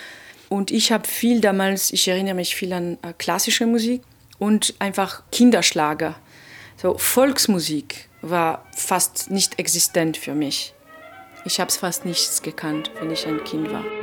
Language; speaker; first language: German; non-native, fluent; Albanian